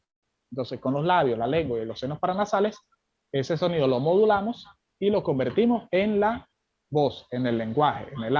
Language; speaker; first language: Spanish; native; Spanish